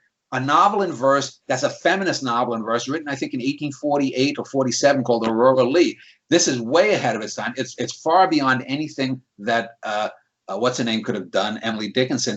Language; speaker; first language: English; native; English